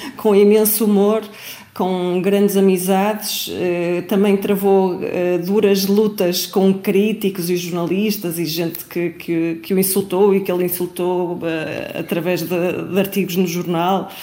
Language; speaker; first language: Portuguese; native; Portuguese